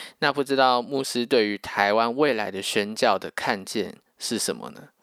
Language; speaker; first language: Chinese; native; Chinese